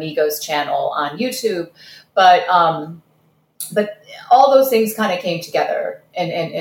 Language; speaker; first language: English; early bilingual, other home language; Russian